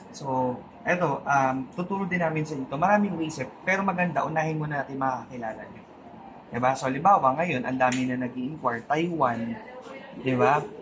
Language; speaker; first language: Filipino; native; Filipino